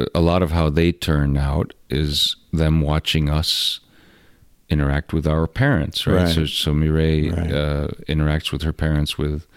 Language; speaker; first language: English; early bilingual, other home language; Russian